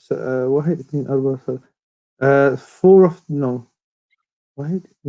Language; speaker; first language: Arabic; non-native, learner; English